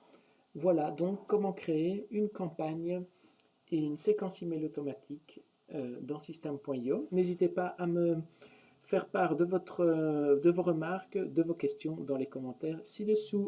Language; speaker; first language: French; native; French